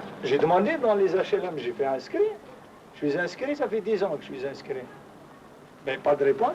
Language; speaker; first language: French; native; French